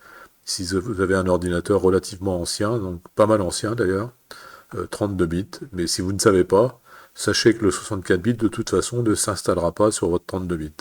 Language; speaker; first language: French; native; French